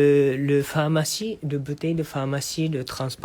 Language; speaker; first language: French; non-native, learner; Japanese